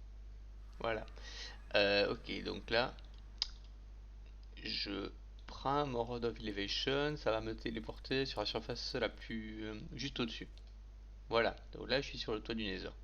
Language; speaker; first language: French; native; French